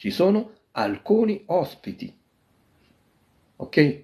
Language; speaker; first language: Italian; non-native, fluent; Arabic